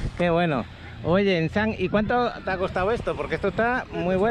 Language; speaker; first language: Spanish; native; Spanish